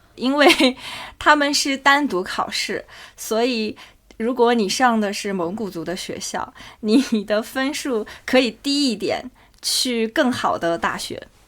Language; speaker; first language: Chinese; native; Chinese